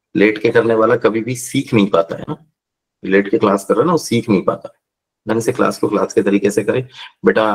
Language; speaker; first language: Hindi; native; Hindi